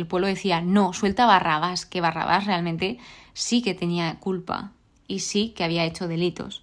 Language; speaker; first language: Spanish; native; Spanish